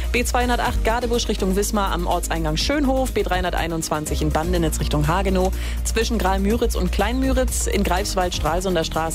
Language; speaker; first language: German; native; German